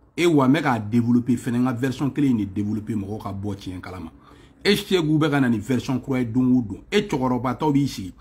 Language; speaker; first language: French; non-native, local second language; Bambara